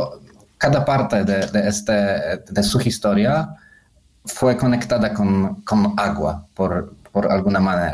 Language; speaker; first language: Spanish; non-native, learner; Polish